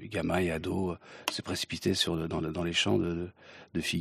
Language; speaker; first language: French; early bilingual, other home language; Kabyle